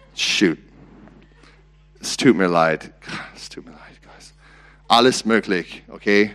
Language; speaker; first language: German; non-native, learner; English